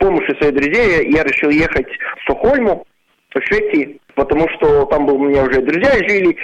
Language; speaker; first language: Russian; non-native, local second language; Latvian